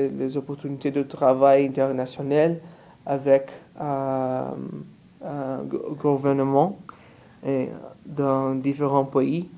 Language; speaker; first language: French; non-native, learner; Portuguese